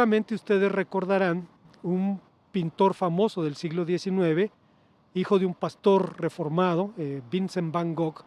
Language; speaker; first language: Spanish; native; Spanish